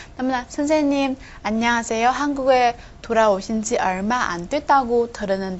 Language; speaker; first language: Korean; non-native, fluent; Chinese